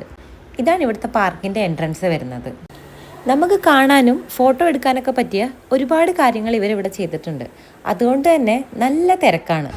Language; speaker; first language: Malayalam; native; Malayalam